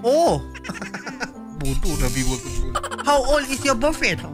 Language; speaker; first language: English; non-native, learner; Malay